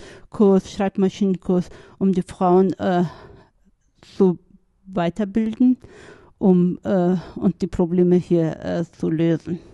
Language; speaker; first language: German; non-native, fluent; Turkish